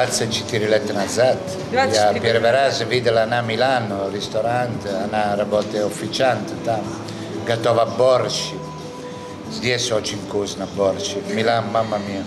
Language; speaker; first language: Russian; non-native, learner; Italian